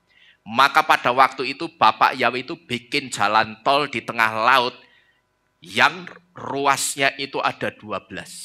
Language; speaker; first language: Indonesian; native; Indonesian